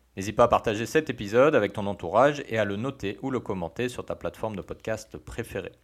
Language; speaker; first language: French; native; French